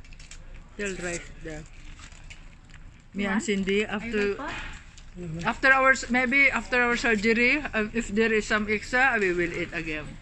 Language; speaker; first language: English; non-native, learner; Filipino